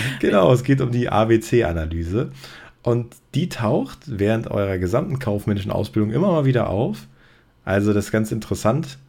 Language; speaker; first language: German; native; German